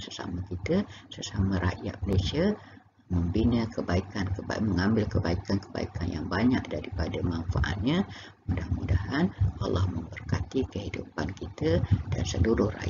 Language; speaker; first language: Malay; native; Malay